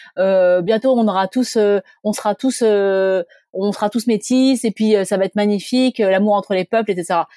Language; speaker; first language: French; early bilingual, other home language; Chinese